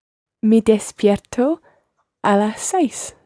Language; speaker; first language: Spanish; non-native, learner; English